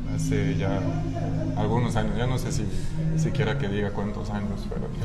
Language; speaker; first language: Spanish; non-native, fluent; French